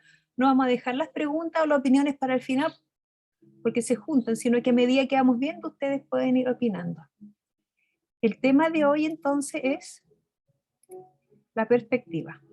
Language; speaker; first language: Spanish; native; Spanish